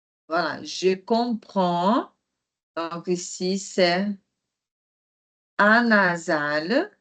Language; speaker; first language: French; non-native, fluent; Portuguese